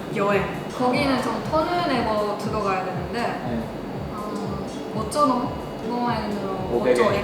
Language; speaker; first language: Korean; non-native, learner; Japanese